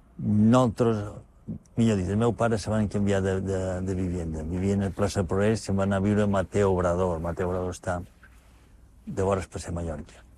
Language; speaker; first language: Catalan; native; Catalan